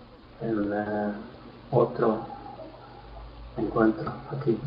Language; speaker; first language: Spanish; non-native, learner; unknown